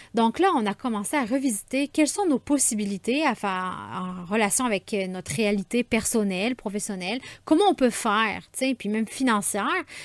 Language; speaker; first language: French; native; French